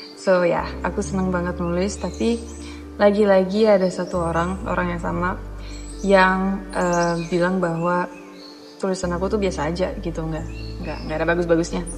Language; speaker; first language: Indonesian; non-native, fluent; Dutch